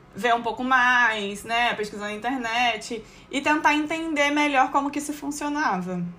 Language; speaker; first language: Portuguese; native; Portuguese